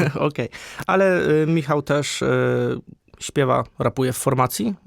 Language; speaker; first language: Polish; native; Polish